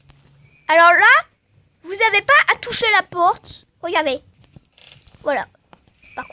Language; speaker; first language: French; native; French